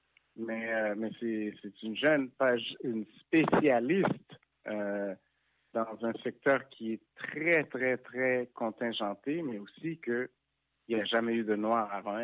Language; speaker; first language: French; non-native, local second language; Haitian Creole